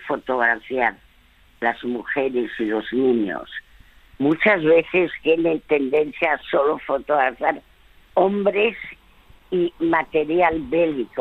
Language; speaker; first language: Spanish; early bilingual, other home language; French